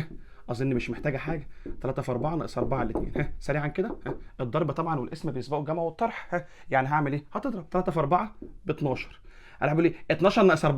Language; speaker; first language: Arabic; native; Arabic